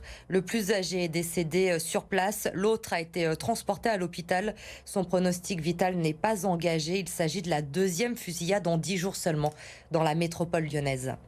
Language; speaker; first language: French; native; French